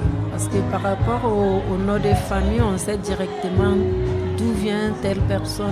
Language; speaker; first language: French; non-native, local second language; Bambara